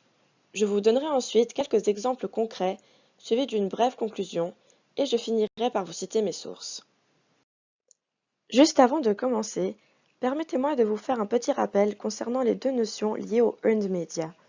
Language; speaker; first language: French; native; French